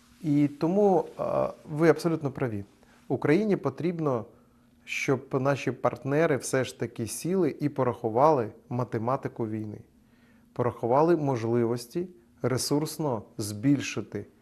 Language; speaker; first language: Ukrainian; native; Ukrainian